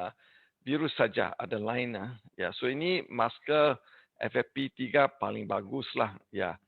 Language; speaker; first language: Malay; non-native, learner; English